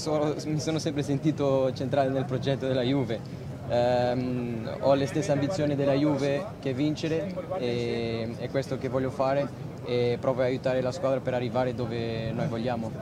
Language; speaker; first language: Italian; non-native, fluent; Portuguese